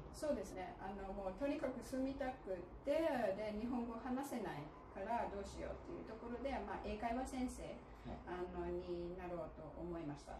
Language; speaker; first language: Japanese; non-native, fluent; English